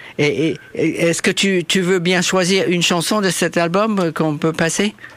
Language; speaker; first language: French; native; French